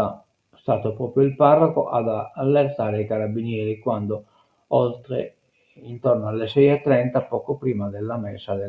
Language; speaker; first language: Italian; non-native, local second language; Sardinian